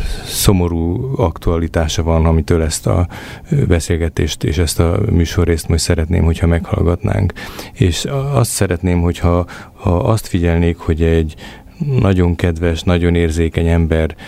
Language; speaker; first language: Hungarian; native; Hungarian